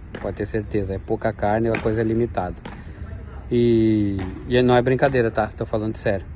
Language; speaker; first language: Portuguese; native; Portuguese